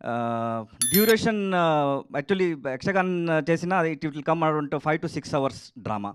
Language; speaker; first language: Telugu; non-native, learner; Kannada